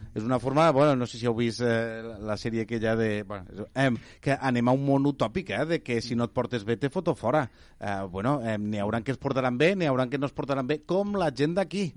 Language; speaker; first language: Catalan; native; Catalan